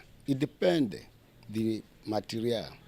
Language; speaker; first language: Portuguese; non-native, learner; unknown